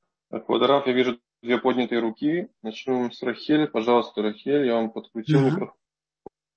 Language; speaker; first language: Russian; native; Russian